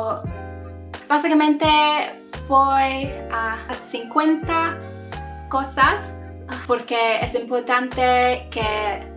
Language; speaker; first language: Spanish; non-native, learner; English